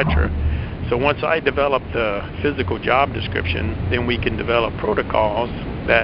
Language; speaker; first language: English; native; English